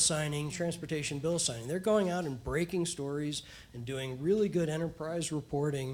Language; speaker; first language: English; native; English